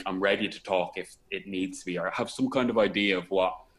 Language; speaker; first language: English; native; English